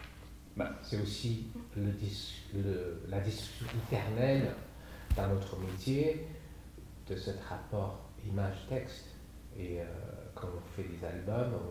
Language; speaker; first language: French; non-native, fluent; Chinese